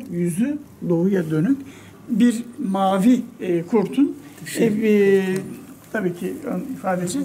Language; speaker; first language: Turkish; native; Turkish